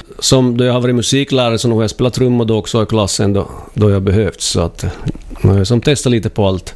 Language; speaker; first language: Swedish; native; Swedish